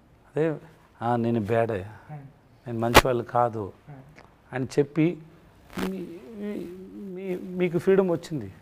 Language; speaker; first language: Telugu; non-native, learner; Tamil